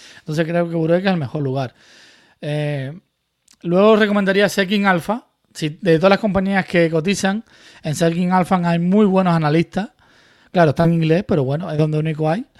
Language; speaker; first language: Spanish; native; Spanish